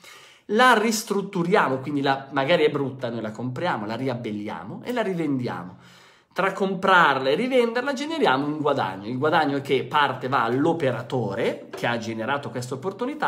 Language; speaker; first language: Italian; native; Italian